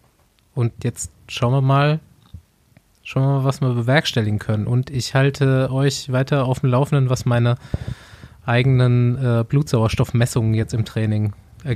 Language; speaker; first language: German; native; German